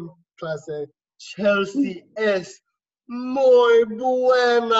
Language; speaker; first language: Spanish; non-native, learner; English